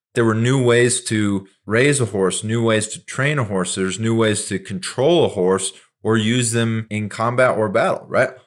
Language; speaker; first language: English; native; English